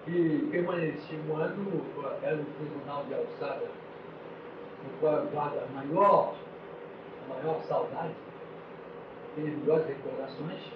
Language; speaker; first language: Portuguese; native; Portuguese